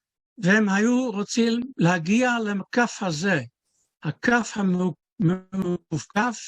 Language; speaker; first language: Hebrew; non-native, fluent; Dutch